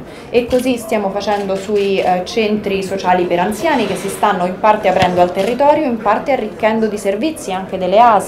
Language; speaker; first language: Italian; native; Italian